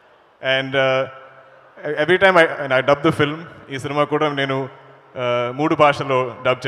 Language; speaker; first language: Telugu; non-native, learner; Malayalam